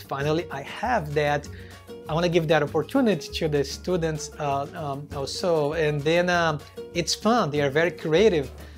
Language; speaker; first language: English; non-native, fluent; Portuguese